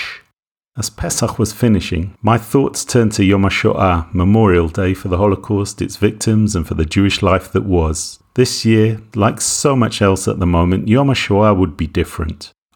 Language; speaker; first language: English; native; English